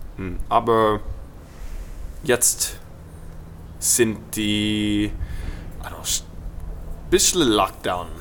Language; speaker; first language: German; non-native, learner; English